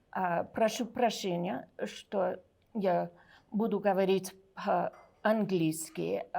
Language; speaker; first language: Russian; non-native, learner; English